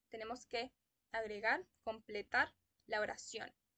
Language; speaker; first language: Spanish; native; Spanish